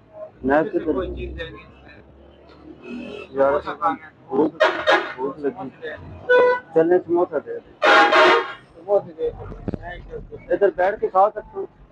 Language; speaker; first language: Hindi; non-native, local second language; Punjabi